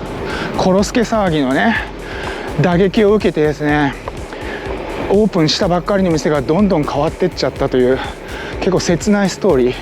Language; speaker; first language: Japanese; native; Japanese